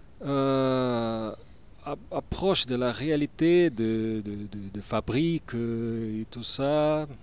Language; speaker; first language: French; non-native, learner; Portuguese